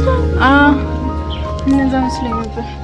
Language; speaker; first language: French; non-native, learner; Amharic